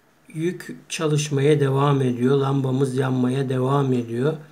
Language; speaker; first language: Turkish; native; Turkish